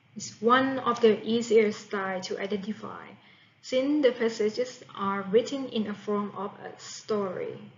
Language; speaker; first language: English; non-native, fluent; Thai